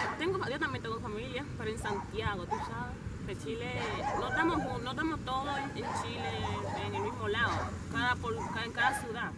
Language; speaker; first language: Spanish; native; Spanish